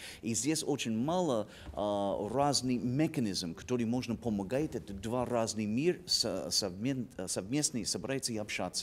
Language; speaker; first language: Russian; non-native, learner; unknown